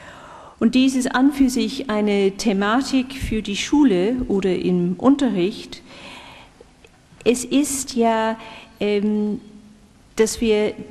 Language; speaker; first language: German; non-native, fluent; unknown